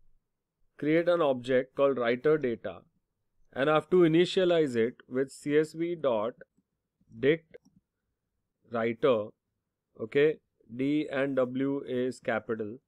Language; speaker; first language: English; non-native, local second language; Hindi